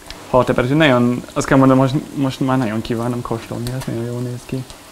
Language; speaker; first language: Hungarian; non-native, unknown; English